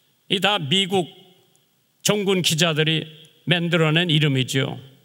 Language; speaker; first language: Korean; native; Korean